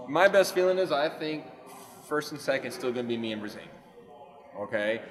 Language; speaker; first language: English; native; English